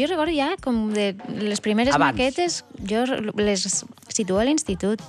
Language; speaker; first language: Catalan; native; Catalan